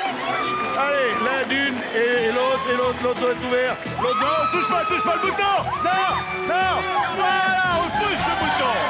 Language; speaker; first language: French; native; French